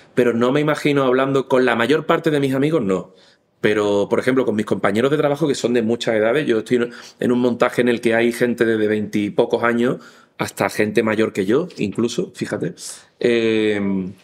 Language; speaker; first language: Spanish; native; Spanish